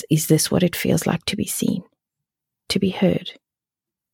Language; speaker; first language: English; native; English